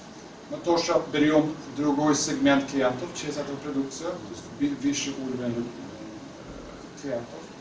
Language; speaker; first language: Russian; non-native, learner; Swedish